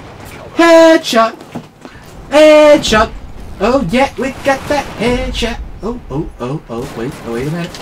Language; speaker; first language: English; native; English